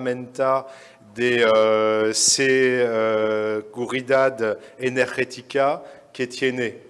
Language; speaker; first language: Spanish; non-native, fluent; French